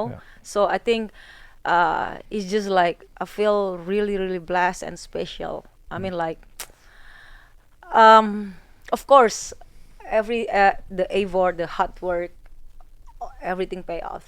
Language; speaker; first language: English; non-native, fluent; Indonesian